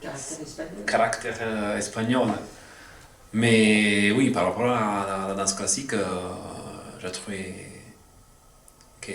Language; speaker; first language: French; non-native, fluent; Italian